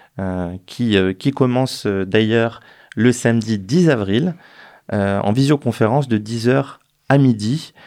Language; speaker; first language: French; native; French